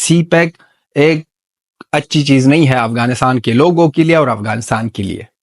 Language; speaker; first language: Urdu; non-native, fluent; Pashto